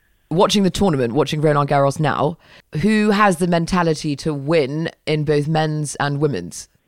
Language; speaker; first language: English; native; English